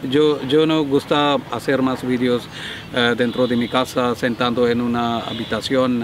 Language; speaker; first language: Spanish; non-native, learner; Malayalam